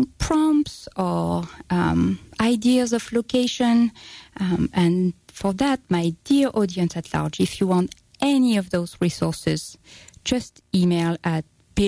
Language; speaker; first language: English; non-native, fluent; French